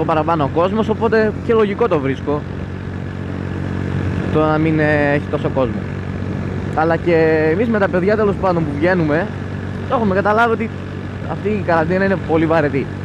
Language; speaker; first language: Greek; native; Greek